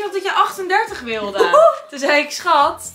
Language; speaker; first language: Dutch; native; Dutch